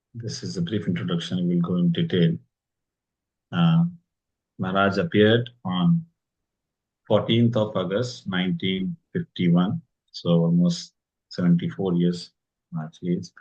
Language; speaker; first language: English; non-native, local second language; Hindi